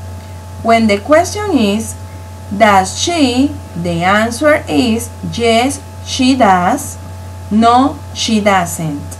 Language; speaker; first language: English; non-native, local second language; Spanish